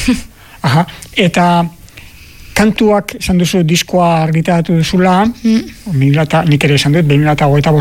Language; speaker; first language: Basque; native; Basque